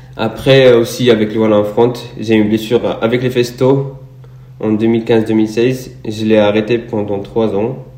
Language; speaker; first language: French; non-native, local second language; Arabic